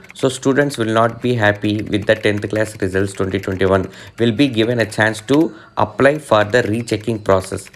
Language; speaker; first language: English; non-native, local second language; Telugu